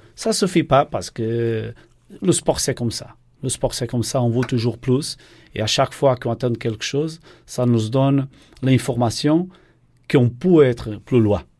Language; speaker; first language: French; non-native, fluent; Portuguese